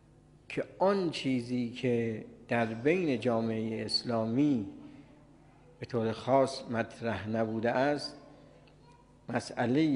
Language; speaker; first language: Persian; native; Persian